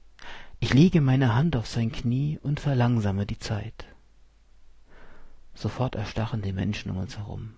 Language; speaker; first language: German; native; German